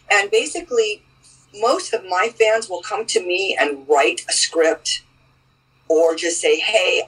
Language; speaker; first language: English; native; English